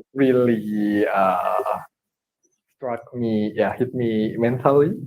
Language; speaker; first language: English; non-native, learner; Indonesian